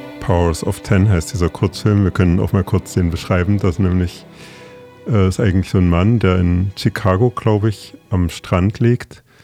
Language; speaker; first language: German; native; German